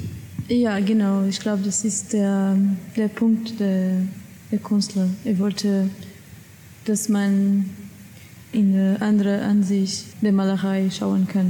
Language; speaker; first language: German; non-native, learner; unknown